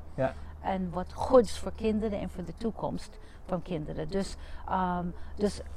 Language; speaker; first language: Dutch; non-native, fluent; English